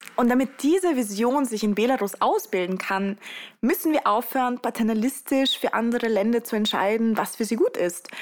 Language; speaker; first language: German; early bilingual, other home language; Russian